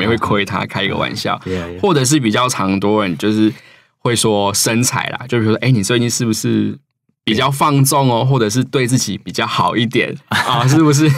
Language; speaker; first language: Chinese; native; Chinese